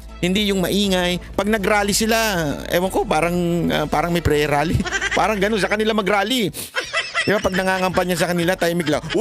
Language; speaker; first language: Filipino; native; Filipino